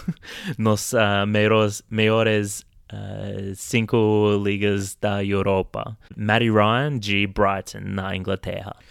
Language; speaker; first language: Portuguese; non-native, fluent; English